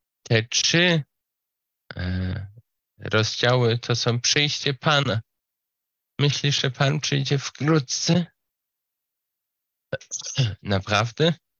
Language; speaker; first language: Polish; non-native, learner; Slovak